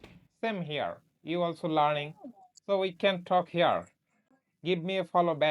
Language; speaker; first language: English; non-native, learner; Bangla